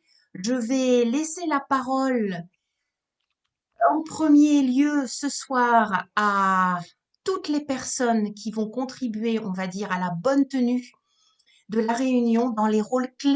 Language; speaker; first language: French; native; French